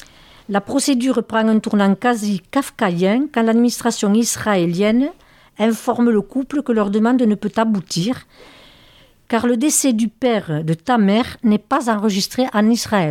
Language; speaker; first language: French; native; French